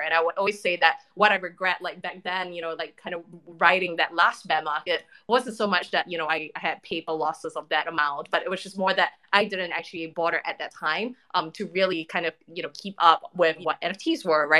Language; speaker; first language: English; native; English